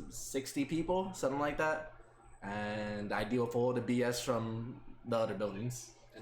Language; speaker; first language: English; native; English